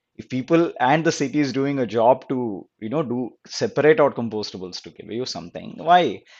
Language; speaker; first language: English; non-native, local second language; Telugu